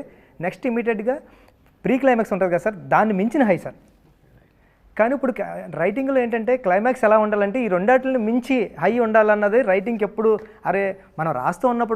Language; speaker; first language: Telugu; native; Telugu